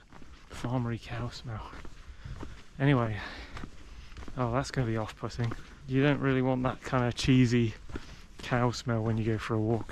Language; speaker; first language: English; native; English